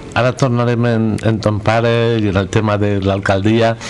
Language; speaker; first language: Spanish; non-native, local second language; Catalan